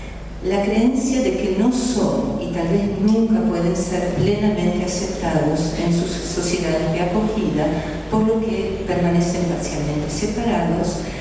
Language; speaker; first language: Spanish; native; Spanish